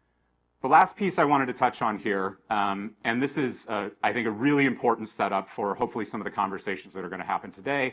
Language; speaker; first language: English; native; English